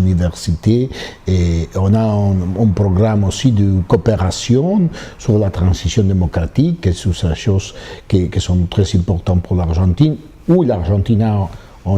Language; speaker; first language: French; non-native, fluent; Spanish